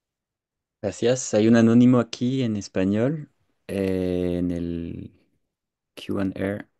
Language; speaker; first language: Spanish; non-native, fluent; French